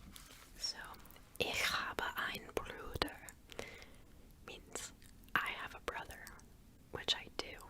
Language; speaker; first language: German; non-native, learner; English